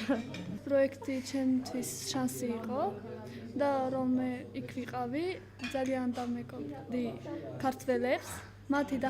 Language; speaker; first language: Georgian; non-native, local second language; Armenian